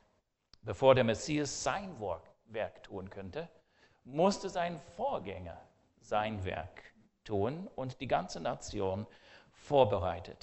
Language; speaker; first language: German; non-native, fluent; English